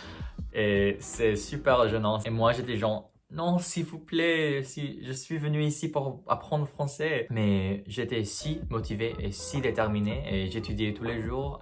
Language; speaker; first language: French; non-native, fluent; English